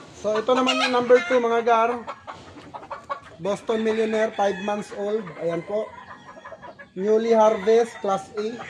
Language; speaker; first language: Filipino; native; Filipino